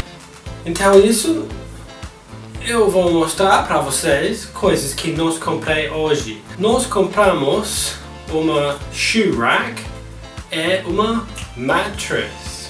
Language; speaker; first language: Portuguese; non-native, learner; English